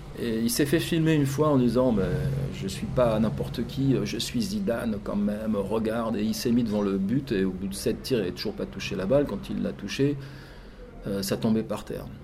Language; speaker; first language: French; native; French